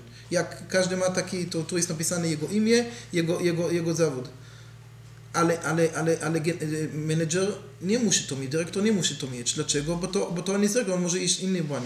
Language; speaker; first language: Polish; non-native, learner; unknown